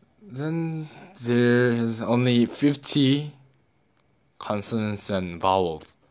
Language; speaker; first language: English; non-native, learner; Korean